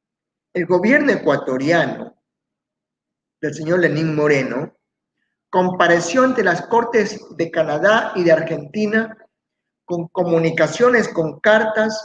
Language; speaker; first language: Spanish; native; Spanish